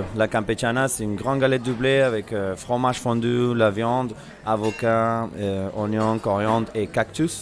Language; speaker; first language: French; non-native, fluent; Spanish